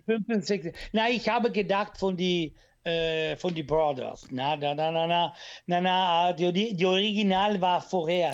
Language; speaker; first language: German; non-native, learner; Italian